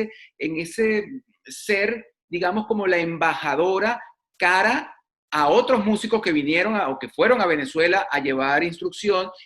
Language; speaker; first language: Spanish; native; Spanish